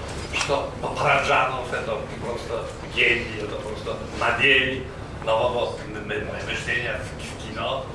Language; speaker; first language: Russian; non-native, fluent; Polish